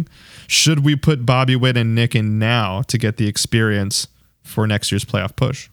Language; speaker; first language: English; native; English